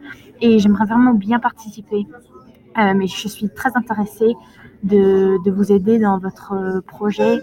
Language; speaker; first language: French; non-native, learner; English